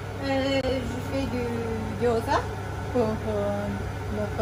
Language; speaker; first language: French; non-native, learner; Japanese